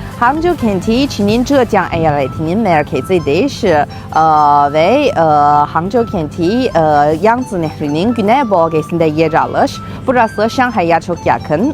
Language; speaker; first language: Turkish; non-native, fluent; Chinese